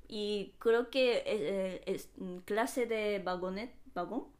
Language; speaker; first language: Spanish; non-native, fluent; Japanese